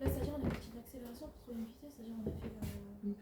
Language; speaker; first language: French; native; French